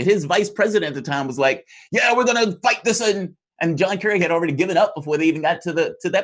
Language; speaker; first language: English; native; English